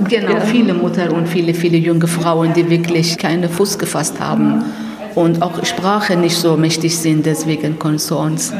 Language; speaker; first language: German; non-native, learner; Persian